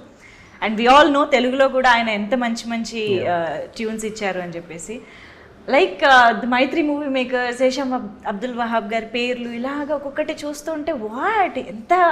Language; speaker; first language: Telugu; native; Telugu